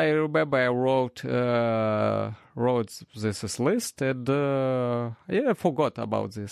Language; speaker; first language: English; non-native, learner; Ukrainian